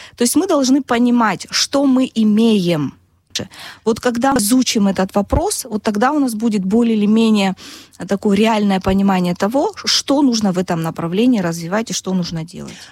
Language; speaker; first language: Russian; non-native, local second language; Abkhazian